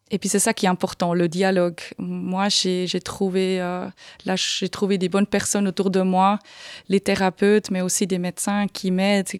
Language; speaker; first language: French; non-native, fluent; Swiss German